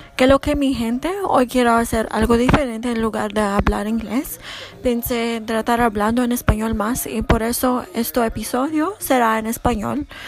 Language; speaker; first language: Spanish; non-native, learner; English